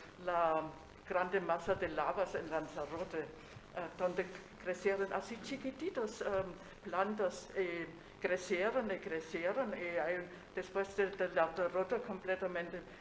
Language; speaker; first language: Spanish; non-native, fluent; German